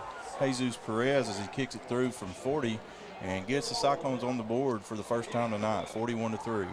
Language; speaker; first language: English; native; English